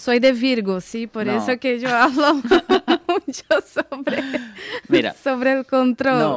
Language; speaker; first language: Spanish; non-native, fluent; Portuguese